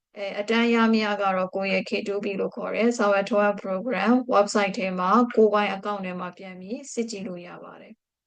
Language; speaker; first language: Burmese; native; Burmese